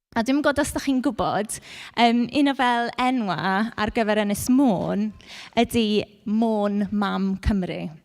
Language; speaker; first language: Welsh; non-native, local second language; English